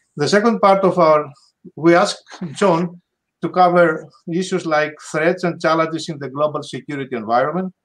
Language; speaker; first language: English; non-native, fluent; Greek